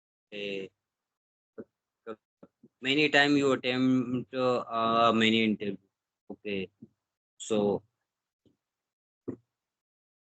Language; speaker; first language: English; non-native, learner; Hindi